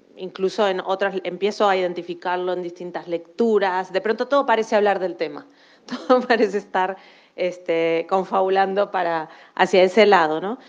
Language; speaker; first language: Spanish; native; Spanish